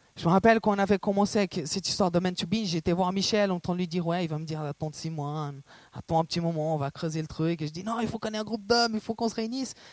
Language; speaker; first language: French; non-native, fluent; Portuguese